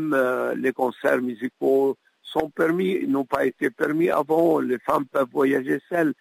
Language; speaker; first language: French; non-native, local second language; Arabic